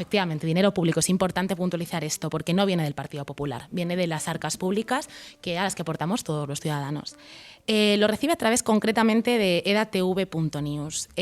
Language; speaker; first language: Spanish; native; Spanish